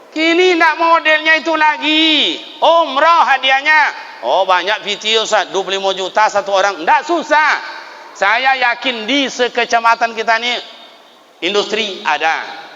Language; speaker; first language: Malay; non-native, local second language; Minangkabau